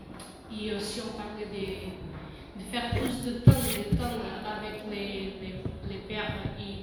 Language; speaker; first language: French; non-native, learner; Portuguese